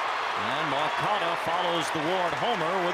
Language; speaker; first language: English; native; English